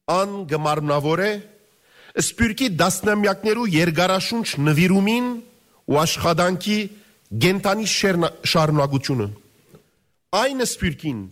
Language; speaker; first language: Armenian; native; Armenian